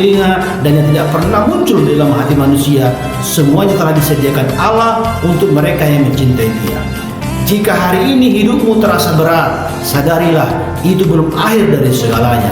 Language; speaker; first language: Indonesian; native; Indonesian